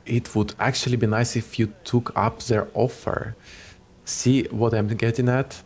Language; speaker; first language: English; non-native, fluent; Ukrainian